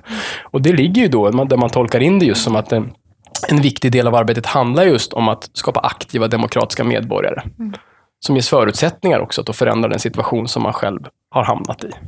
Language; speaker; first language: Swedish; native; Swedish